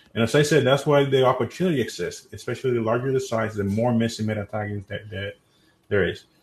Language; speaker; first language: English; non-native, fluent; Spanish